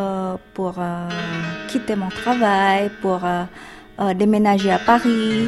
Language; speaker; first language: French; non-native, learner; Indonesian